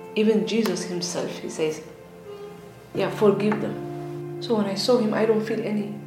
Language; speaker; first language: English; non-native, learner; Tigrinya